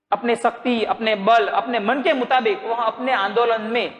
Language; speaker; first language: Hindi; non-native, local second language; Gujarati